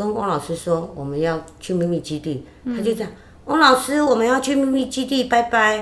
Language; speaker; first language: Chinese; native; Chinese